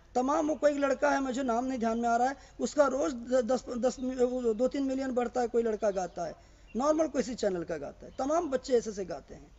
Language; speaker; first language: Hindi; native; Hindi